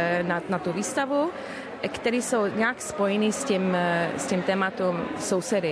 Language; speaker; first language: Czech; early bilingual, heritage; English